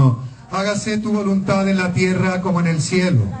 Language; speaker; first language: Spanish; native; Spanish